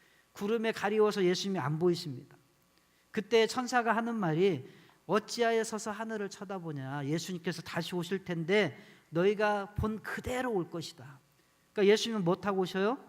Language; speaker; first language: Korean; native; Korean